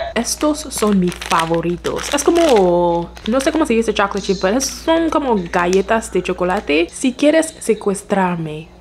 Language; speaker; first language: Spanish; non-native, learner; French